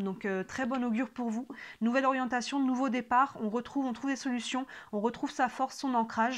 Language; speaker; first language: French; native; French